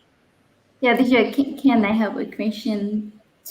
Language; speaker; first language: English; non-native, learner; Khmer